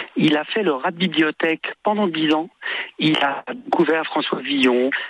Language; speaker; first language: French; native; French